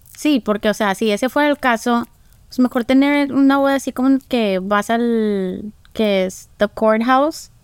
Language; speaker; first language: Spanish; early bilingual, heritage; Spanish